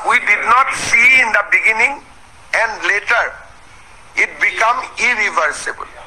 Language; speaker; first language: English; non-native, local second language; Assamese